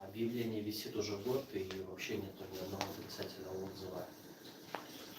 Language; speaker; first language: Russian; native; Russian